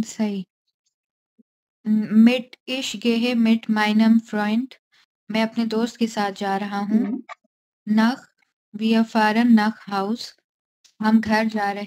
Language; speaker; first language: German; non-native, learner; Urdu